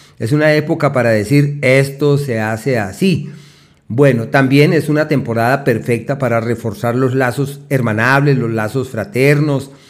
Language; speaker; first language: Spanish; native; Spanish